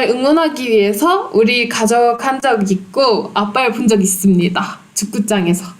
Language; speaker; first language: Korean; non-native, fluent; Turkish